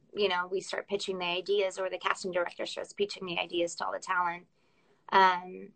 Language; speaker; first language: English; early bilingual, other home language; Russian